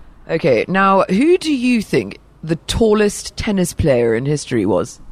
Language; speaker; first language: English; native; English